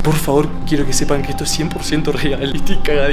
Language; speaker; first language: Spanish; native; Spanish